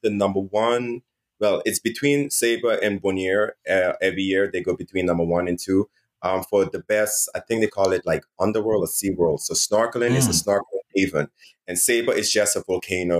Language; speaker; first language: English; non-native, fluent; Dutch